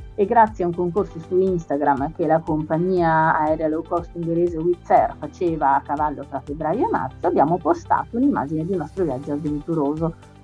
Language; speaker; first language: Italian; native; Italian